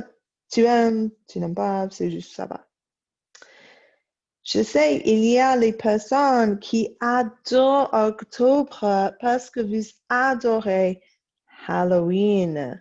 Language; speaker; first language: French; non-native, fluent; English